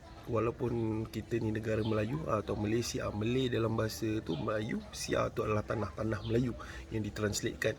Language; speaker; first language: Malay; native; Malay